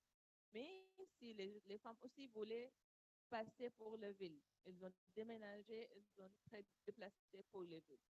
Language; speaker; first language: French; non-native, learner; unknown